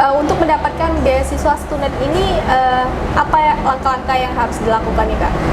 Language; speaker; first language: Indonesian; native; Indonesian